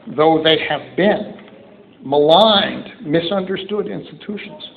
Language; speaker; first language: English; native; English